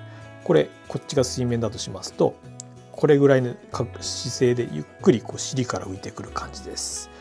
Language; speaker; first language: Japanese; native; Japanese